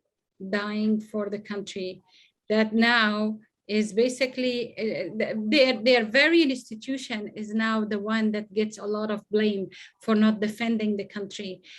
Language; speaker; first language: English; non-native, fluent; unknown